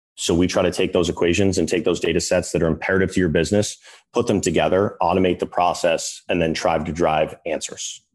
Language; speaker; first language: English; native; English